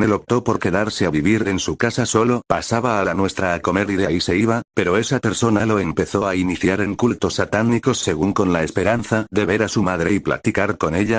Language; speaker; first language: Spanish; native; Spanish